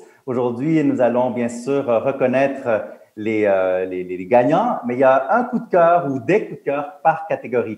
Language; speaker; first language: French; native; French